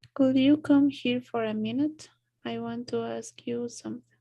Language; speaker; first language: English; non-native, learner; Spanish